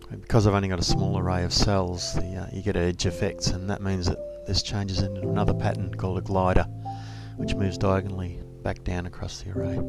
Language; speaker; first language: English; native; English